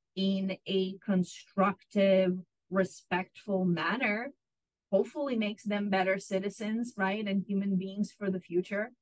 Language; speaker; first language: English; non-native, fluent; Russian